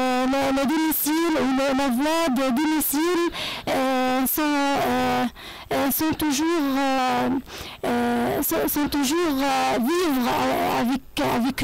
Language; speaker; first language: French; non-native, learner; Arabic